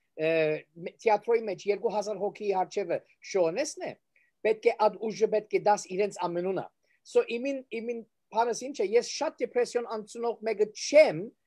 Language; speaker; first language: Armenian; early bilingual, heritage; Armenian